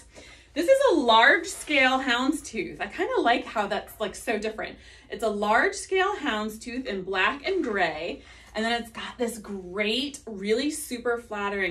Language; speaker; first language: English; native; English